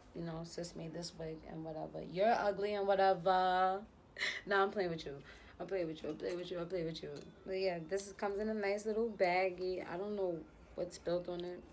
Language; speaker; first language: English; native; English